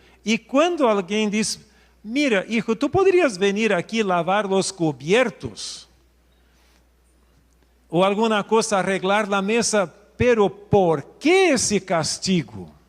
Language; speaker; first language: Spanish; non-native, local second language; Portuguese